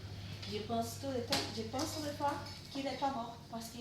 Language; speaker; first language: French; non-native, learner; Portuguese